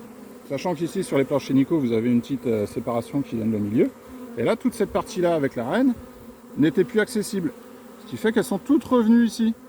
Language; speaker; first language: French; native; French